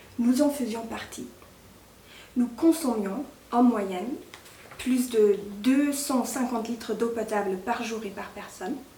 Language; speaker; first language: French; non-native, fluent; German